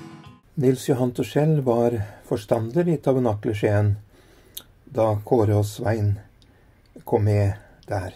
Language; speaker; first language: Norwegian; native; Norwegian